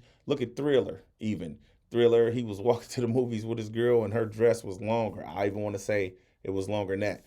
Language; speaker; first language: English; native; English